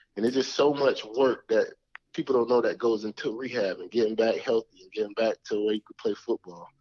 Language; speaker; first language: English; native; English